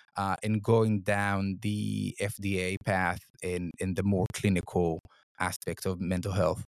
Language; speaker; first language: English; non-native, fluent; Hebrew